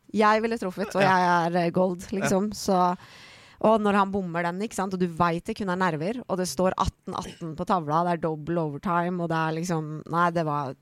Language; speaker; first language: Norwegian; early bilingual, other home language; Persian